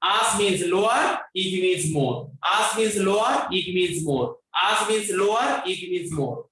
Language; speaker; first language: English; non-native, local second language; Bangla